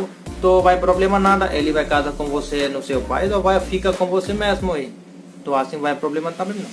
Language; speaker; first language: Portuguese; non-native, learner; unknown